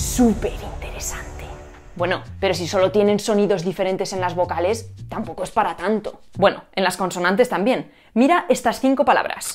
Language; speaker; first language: Spanish; native; Spanish